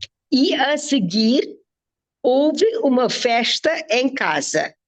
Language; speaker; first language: Portuguese; non-native, fluent; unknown